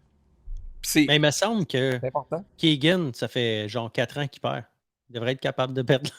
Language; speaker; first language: French; native; French